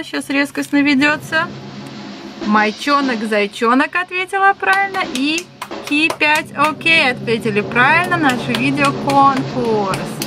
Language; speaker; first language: Russian; native; Russian